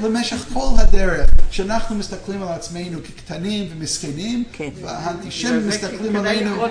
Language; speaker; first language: Hebrew; non-native, fluent; English